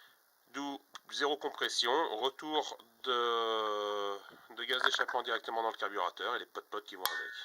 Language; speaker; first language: French; native; French